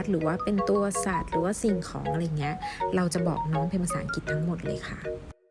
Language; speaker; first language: Thai; native; Thai